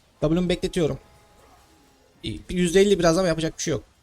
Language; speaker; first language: Turkish; native; Turkish